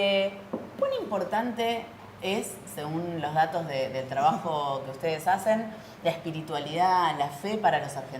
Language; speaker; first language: Spanish; native; Spanish